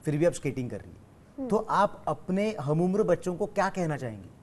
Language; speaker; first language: Hindi; non-native, local second language; Marathi